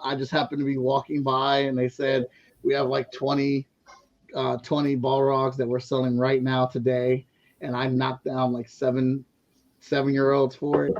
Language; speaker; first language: English; native; English